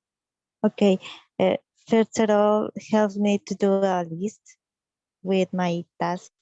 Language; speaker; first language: English; non-native, learner; Spanish